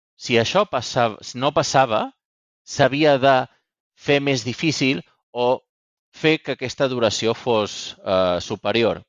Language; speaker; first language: Catalan; native; Catalan